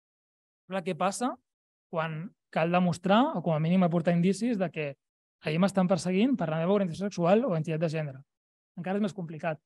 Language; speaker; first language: Catalan; native; Catalan